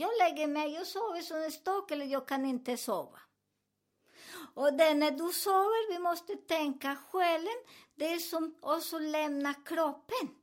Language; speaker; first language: Swedish; non-native, learner; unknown